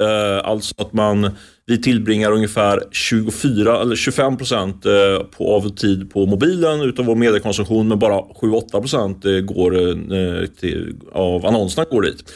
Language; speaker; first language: Swedish; native; Swedish